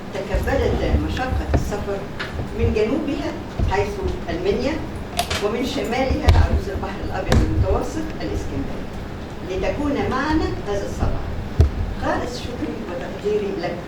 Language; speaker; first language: Arabic; native; Arabic